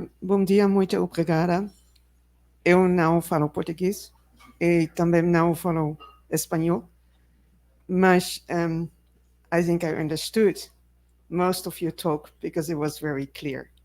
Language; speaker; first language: Portuguese; non-native, learner; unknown